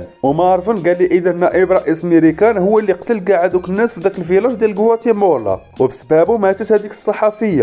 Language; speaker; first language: Arabic; native; Arabic